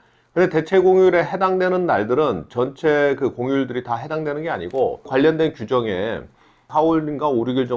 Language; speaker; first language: Korean; native; Korean